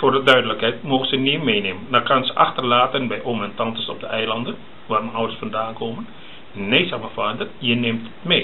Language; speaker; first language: Dutch; early bilingual, other home language; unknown